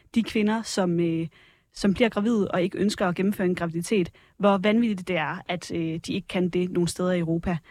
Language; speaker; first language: Danish; native; Danish